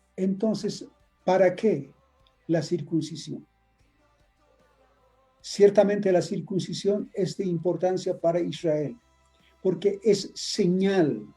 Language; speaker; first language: Spanish; native; Spanish